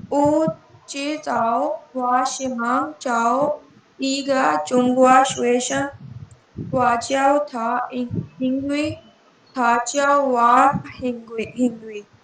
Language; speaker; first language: Chinese; non-native, learner; Urdu